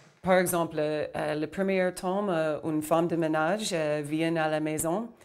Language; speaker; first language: French; non-native, learner; English